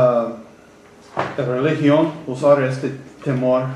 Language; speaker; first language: Spanish; non-native, learner; English